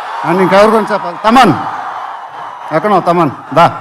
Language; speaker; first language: Telugu; native; Telugu